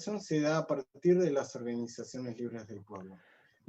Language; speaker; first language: Spanish; native; Spanish